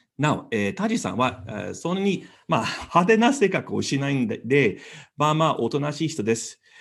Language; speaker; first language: Japanese; non-native, fluent; English